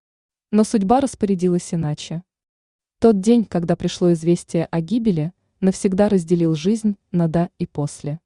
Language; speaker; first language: Russian; native; Russian